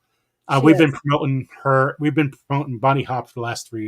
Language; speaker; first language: English; native; English